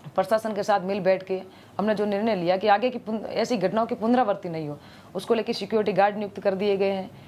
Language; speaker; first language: Hindi; native; Hindi